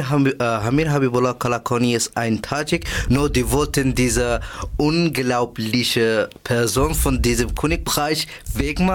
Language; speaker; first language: German; non-native, learner; Persian